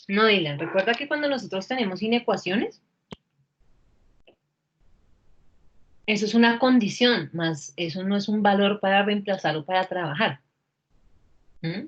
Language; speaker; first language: Spanish; native; Spanish